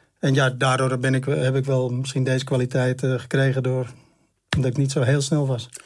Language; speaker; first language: Dutch; native; Dutch